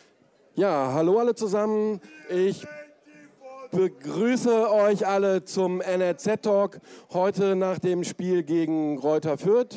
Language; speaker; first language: German; native; German